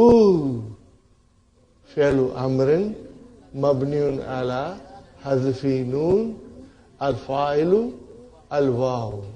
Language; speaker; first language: Arabic; non-native, fluent; Urdu